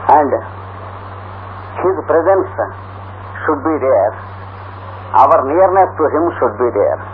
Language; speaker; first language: English; non-native, local second language; Telugu